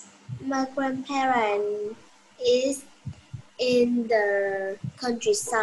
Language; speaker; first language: English; non-native, learner; Vietnamese